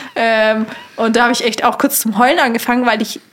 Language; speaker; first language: German; native; German